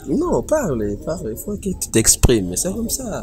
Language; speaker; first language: French; non-native, local second language; Rundi